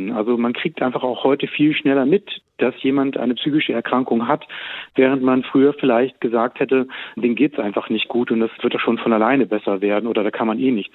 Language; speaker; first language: German; native; German